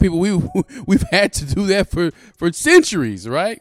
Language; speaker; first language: English; native; English